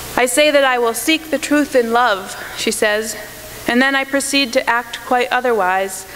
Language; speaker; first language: English; native; English